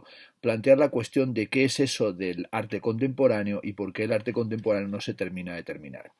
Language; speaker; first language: Spanish; native; Spanish